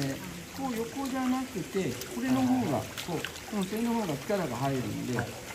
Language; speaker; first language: Japanese; native; Japanese